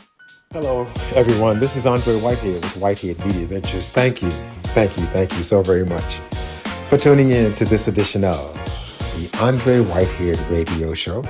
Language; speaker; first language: English; native; English